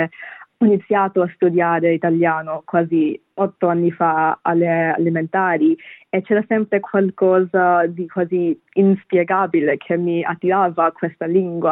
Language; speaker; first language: Italian; non-native, fluent; Bangla